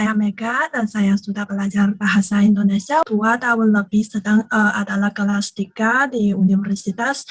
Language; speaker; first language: Indonesian; non-native, learner; Chinese